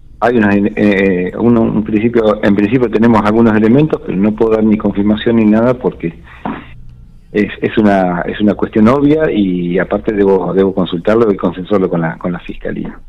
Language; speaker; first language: Spanish; native; Spanish